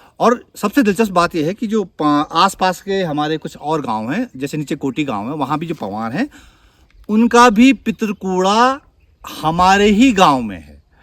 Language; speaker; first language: Hindi; native; Hindi